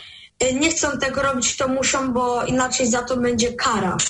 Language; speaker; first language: Polish; early bilingual, heritage; Polish